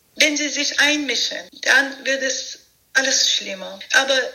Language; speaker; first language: German; non-native, fluent; Persian